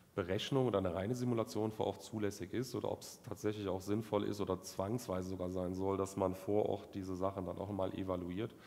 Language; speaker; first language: German; native; German